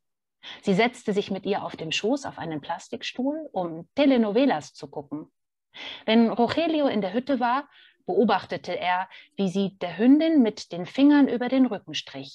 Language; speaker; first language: German; native; German